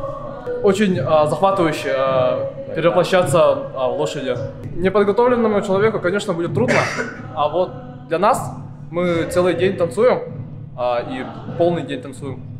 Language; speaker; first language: Russian; non-native, local second language; Yakut